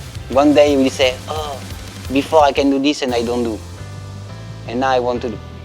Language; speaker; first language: English; non-native, learner; French